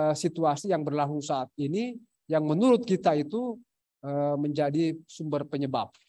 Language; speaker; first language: Indonesian; native; Indonesian